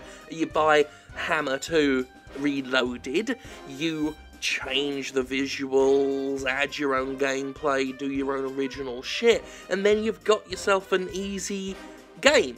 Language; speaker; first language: English; native; English